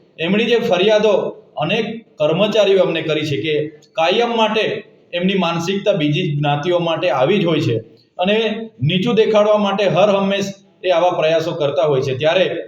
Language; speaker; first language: Gujarati; non-native, local second language; Vasavi